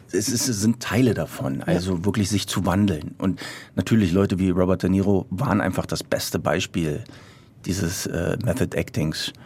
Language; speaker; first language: German; early bilingual, other home language; Croatian